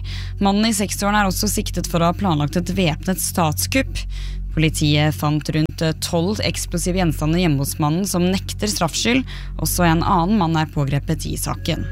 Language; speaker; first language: Norwegian; native; Norwegian